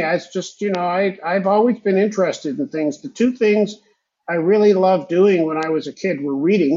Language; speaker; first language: English; early bilingual, other home language; Hebrew